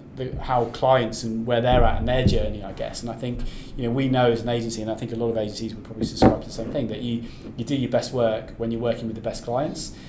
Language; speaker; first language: English; native; English